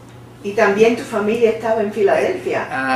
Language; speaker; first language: Spanish; early bilingual, heritage; Spanish